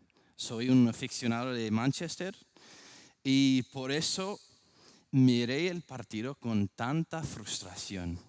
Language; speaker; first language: Spanish; non-native, fluent; English